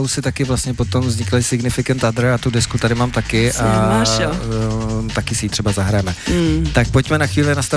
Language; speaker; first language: Czech; native; Czech